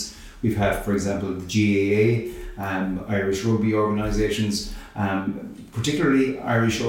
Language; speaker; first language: English; native; English